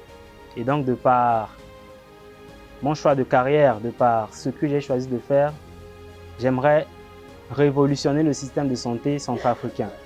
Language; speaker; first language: French; non-native, local second language; Sango